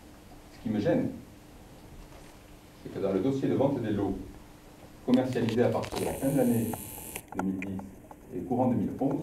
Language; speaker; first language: French; native; French